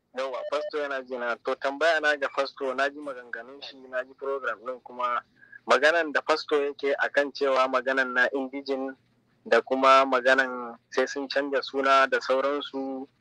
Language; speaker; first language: Hausa; native; Hausa